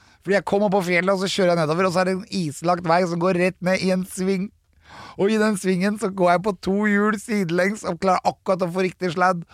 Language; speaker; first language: Norwegian; native; Norwegian